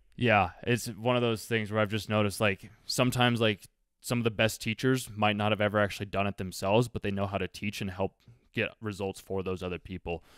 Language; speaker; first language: English; native; English